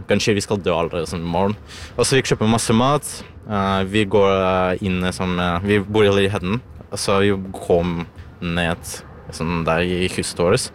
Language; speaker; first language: Norwegian; non-native, learner; Ukrainian